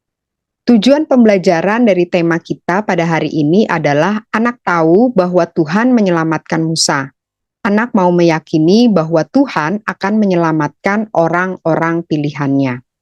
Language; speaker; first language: Indonesian; native; Indonesian